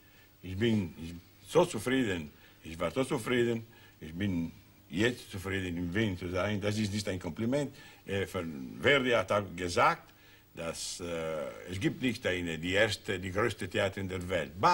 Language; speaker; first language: German; non-native, learner; Italian